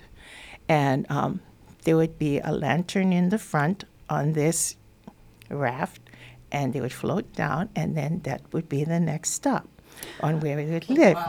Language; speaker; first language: English; native; English